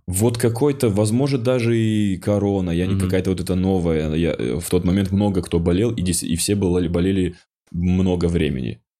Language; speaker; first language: Russian; non-native, local second language; Ossetic